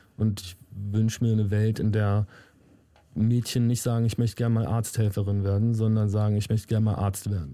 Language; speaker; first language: German; native; German